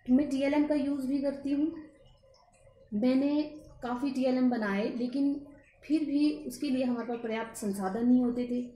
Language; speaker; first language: Hindi; native; Hindi